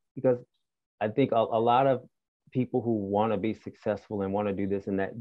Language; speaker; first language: English; native; English